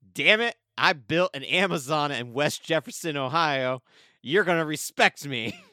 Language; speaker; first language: English; native; English